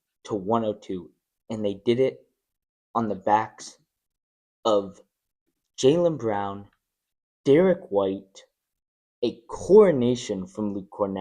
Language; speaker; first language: English; native; English